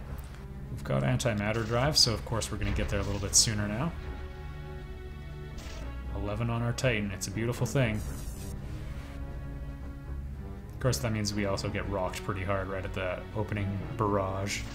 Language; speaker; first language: English; native; English